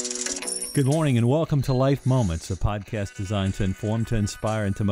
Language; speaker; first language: English; native; English